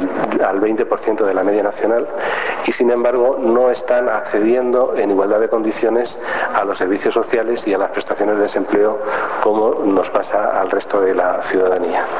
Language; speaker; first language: Spanish; native; Spanish